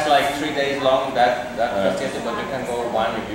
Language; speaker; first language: English; non-native, learner; Spanish